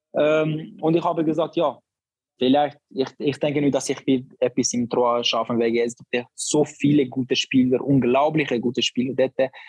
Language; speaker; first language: German; non-native, learner; Albanian